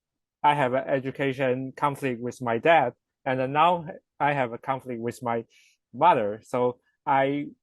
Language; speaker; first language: English; non-native, learner; Chinese